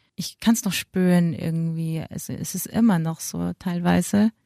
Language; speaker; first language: German; early bilingual, other home language; Filipino